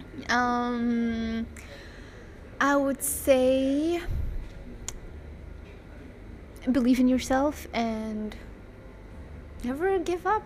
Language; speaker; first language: English; non-native, fluent; Arabic